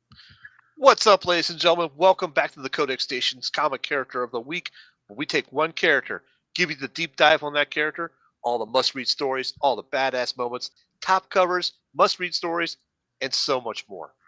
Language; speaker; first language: English; native; English